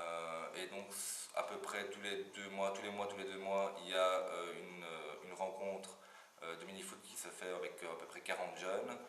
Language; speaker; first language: French; native; French